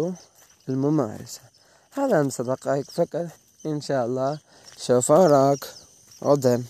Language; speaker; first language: Arabic; non-native, learner; Malay